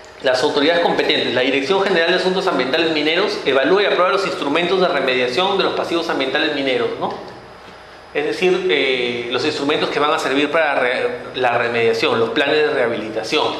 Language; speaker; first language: Spanish; native; Spanish